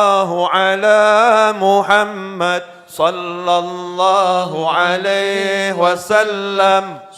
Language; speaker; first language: Indonesian; native; Indonesian